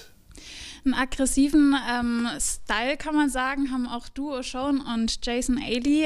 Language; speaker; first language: German; native; German